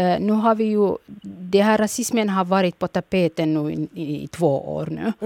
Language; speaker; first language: Swedish; early bilingual, other home language; Somali